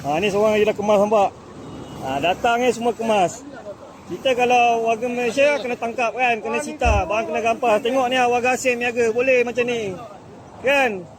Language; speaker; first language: Malay; native; Malay